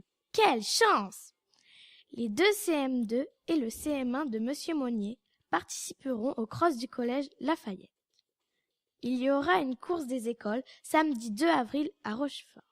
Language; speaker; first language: French; native; French